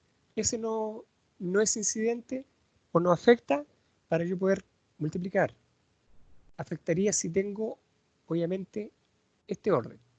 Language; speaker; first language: Spanish; native; Spanish